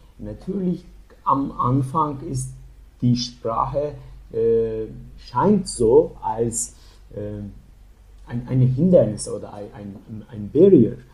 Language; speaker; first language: German; non-native, learner; Turkish